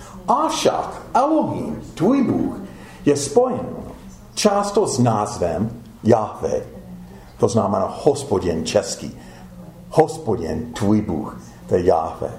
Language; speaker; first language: Czech; non-native, fluent; English